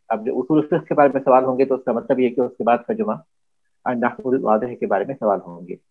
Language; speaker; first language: Urdu; native; Urdu